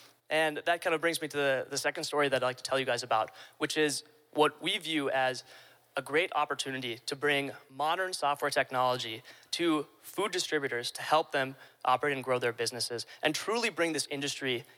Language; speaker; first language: English; native; English